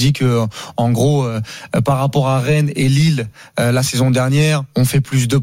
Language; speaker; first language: French; native; French